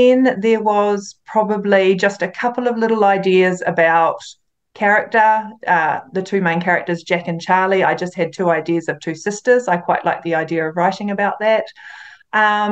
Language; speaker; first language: English; native; English